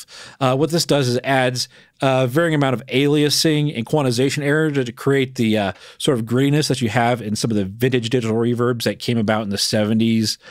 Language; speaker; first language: English; native; English